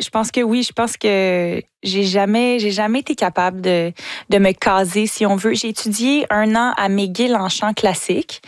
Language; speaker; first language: French; native; French